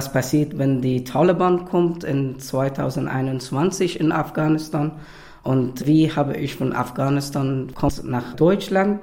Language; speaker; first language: German; non-native, learner; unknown